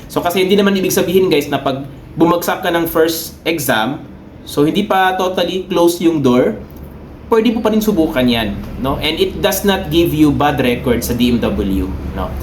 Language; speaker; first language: Filipino; non-native, local second language; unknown